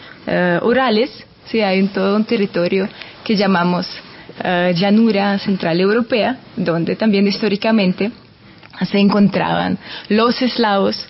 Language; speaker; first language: Spanish; non-native, fluent; Russian